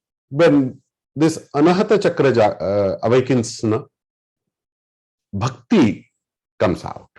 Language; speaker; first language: English; non-native, local second language; Hindi